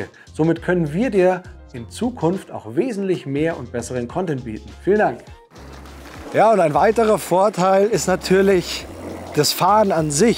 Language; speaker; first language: German; native; German